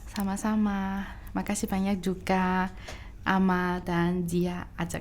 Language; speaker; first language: Indonesian; non-native, fluent; Chinese